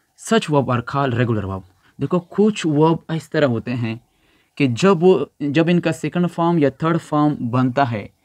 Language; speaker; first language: Urdu; non-native, local second language; Pashto